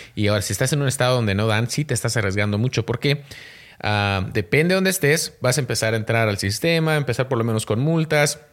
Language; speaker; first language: Spanish; native; Spanish